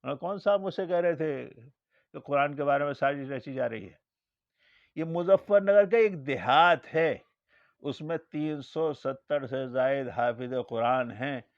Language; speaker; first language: Urdu; native; Urdu